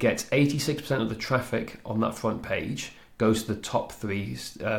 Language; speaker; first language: English; native; English